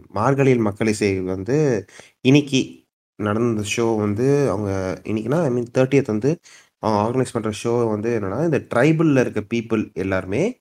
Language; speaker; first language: Tamil; native; Tamil